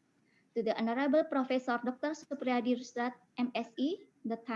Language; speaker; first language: English; non-native, fluent; Indonesian